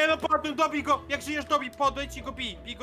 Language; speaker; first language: Polish; native; Polish